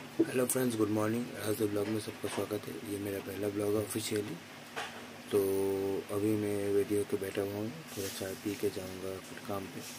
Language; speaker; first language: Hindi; non-native, local second language; Bangla